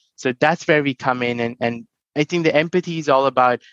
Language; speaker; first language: English; non-native, local second language; Hindi